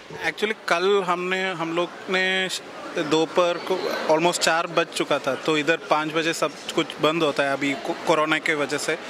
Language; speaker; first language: Hindi; non-native, local second language; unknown